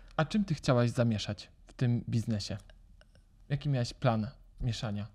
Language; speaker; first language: Polish; native; Polish